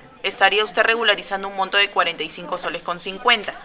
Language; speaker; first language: Spanish; native; Spanish